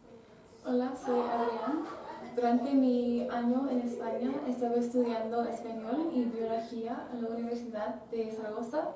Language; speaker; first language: Spanish; non-native, learner; English